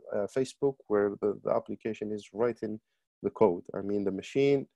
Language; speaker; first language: English; non-native, fluent; Arabic